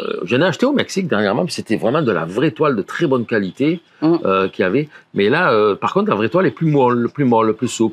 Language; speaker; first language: French; native; French